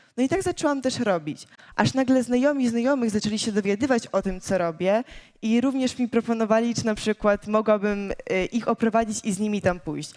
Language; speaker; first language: Polish; early bilingual, other home language; Ukrainian